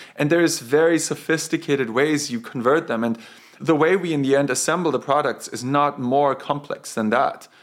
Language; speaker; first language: English; non-native, fluent; German